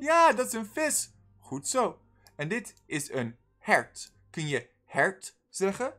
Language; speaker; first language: Dutch; non-native, fluent; English